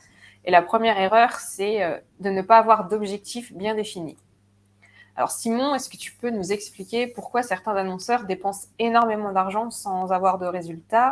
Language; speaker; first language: French; native; French